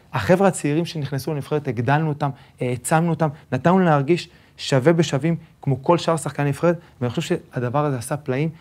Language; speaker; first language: Hebrew; early bilingual, other home language; Spanish